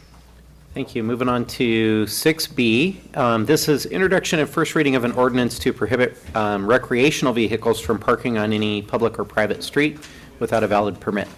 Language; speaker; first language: English; native; English